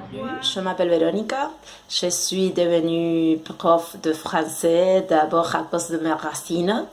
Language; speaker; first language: French; non-native, fluent; Spanish